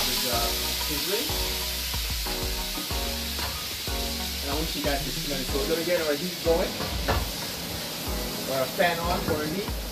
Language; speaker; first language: English; native; English